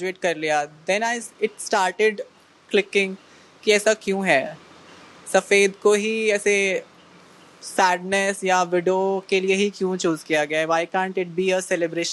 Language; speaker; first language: Hindi; native; Hindi